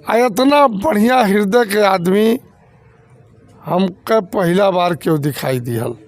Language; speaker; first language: Bhojpuri; native; Bhojpuri